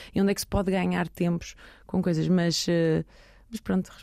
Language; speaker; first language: Portuguese; early bilingual, heritage; Portuguese